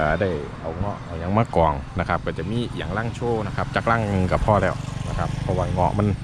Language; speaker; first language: Thai; non-native, local second language; Lao